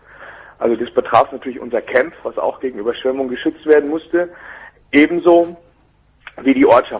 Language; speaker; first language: German; native; German